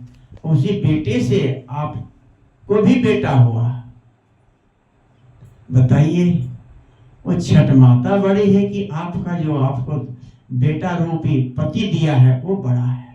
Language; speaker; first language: Hindi; native; Hindi